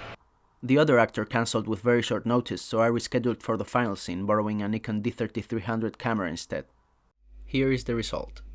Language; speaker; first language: English; non-native, fluent; Spanish